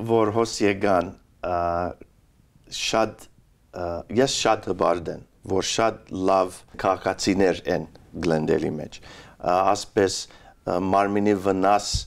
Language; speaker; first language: Armenian; early bilingual, heritage; Armenian